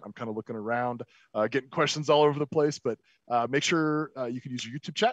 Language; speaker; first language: English; native; English